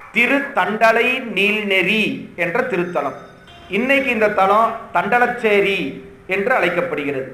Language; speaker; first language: Tamil; native; Tamil